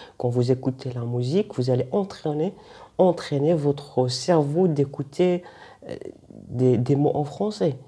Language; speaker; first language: French; non-native, local second language; Arabic